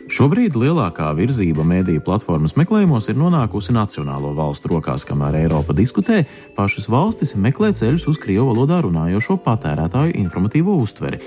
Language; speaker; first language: Latvian; early bilingual, heritage; Latvian